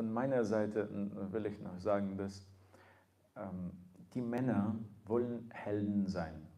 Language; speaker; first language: German; non-native, fluent; Russian